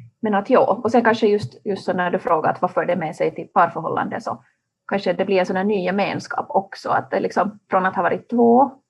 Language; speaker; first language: Swedish; native; Swedish